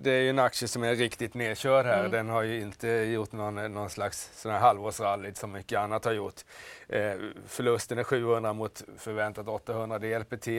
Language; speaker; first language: Swedish; native; Swedish